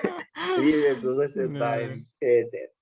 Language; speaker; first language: German; non-native, learner; Azerbaijani